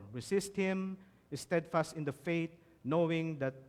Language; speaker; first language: English; non-native, local second language; Filipino